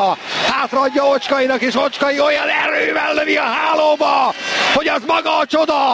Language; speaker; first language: Hungarian; native; Hungarian